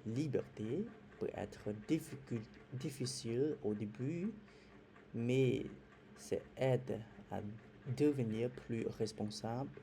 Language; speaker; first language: French; non-native, fluent; Khmer